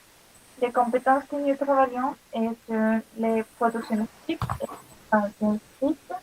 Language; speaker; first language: French; non-native, learner; Spanish